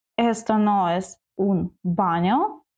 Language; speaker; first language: Spanish; non-native, learner; Ukrainian